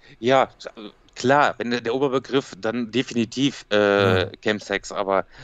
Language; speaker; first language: German; native; German